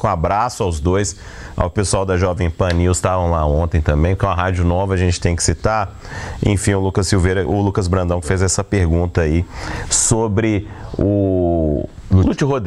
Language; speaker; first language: Portuguese; native; Portuguese